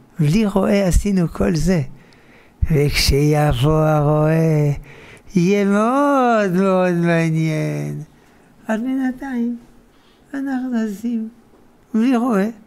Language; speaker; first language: Hebrew; non-native, fluent; French